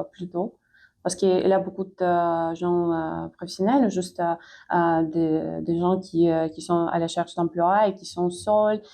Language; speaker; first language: French; non-native, fluent; Ukrainian